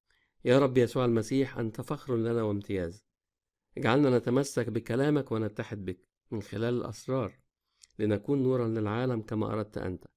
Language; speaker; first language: Arabic; native; Arabic